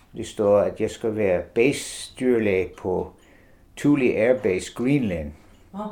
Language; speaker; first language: Danish; non-native, fluent; English